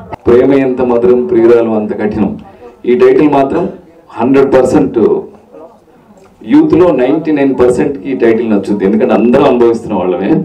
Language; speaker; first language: Telugu; native; Telugu